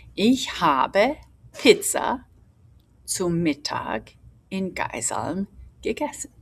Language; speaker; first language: German; non-native, fluent; English